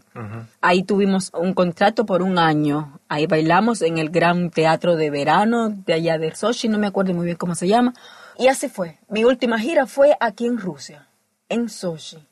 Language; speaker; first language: Spanish; native; Spanish